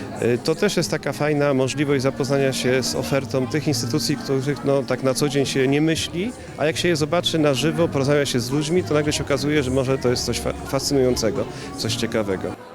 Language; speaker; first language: Polish; native; Polish